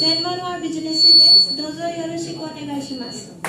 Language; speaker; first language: Japanese; non-native, learner; Hindi